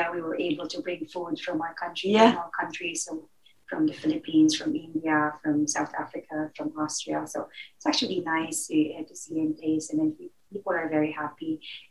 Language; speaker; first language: English; non-native, local second language; Filipino